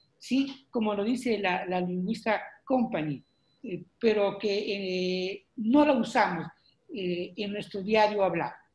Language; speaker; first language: Spanish; native; Spanish